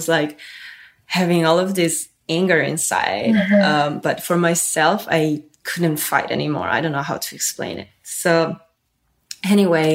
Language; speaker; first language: English; non-native, fluent; Italian